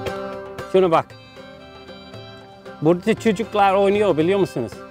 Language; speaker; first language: Turkish; non-native, learner; English